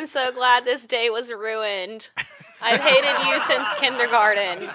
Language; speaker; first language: English; native; English